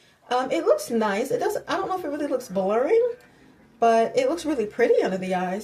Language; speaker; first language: English; native; English